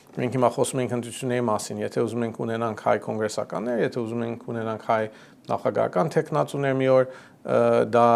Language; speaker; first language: Armenian; early bilingual, heritage; Armenian